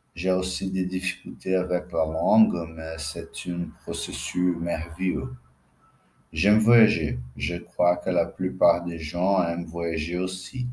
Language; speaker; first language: French; non-native, learner; Portuguese